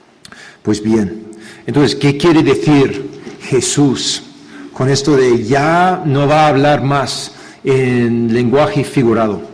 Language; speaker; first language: Spanish; non-native, fluent; English